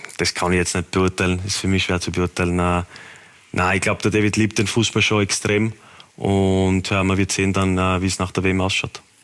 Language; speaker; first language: German; native; German